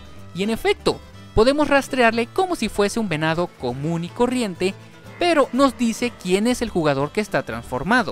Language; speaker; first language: Spanish; native; Spanish